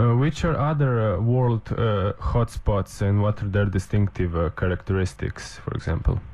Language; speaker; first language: English; non-native, fluent; Slovenian